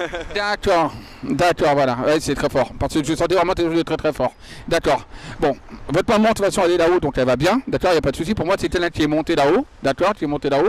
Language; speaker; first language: French; native; French